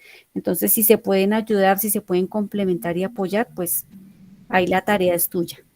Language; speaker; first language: Spanish; native; Spanish